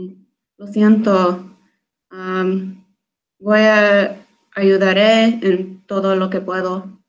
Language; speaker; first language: Spanish; non-native, learner; English